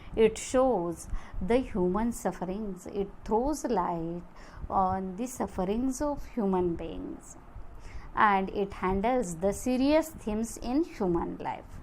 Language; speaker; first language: English; non-native, local second language; Marathi